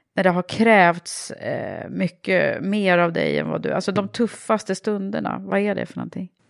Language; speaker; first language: Swedish; native; Swedish